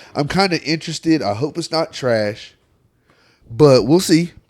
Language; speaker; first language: English; native; English